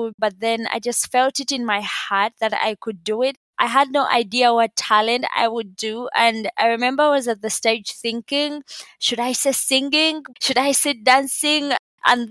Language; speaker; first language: English; non-native, local second language; Ganda